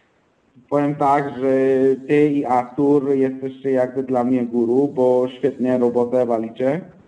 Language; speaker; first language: Polish; non-native, fluent; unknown